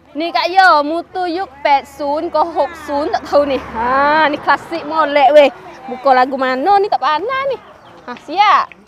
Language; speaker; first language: Malay; native; Malay